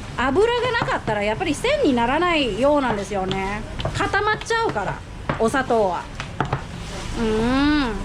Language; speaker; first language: Japanese; non-native, fluent; Thai